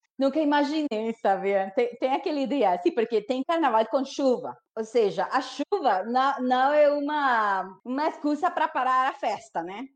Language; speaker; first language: Portuguese; non-native, fluent; Spanish